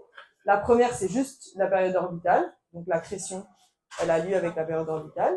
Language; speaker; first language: French; native; French